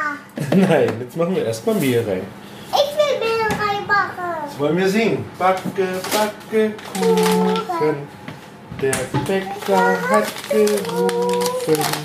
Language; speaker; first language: German; native; German